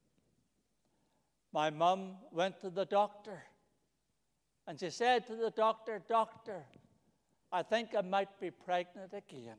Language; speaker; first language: English; native; English